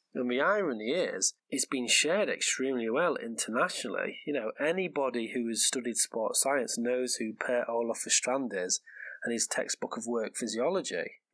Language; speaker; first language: English; native; English